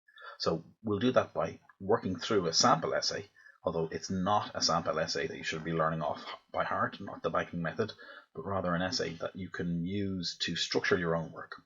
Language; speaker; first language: English; native; English